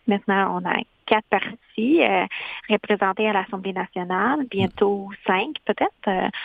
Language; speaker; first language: French; non-native, local second language; English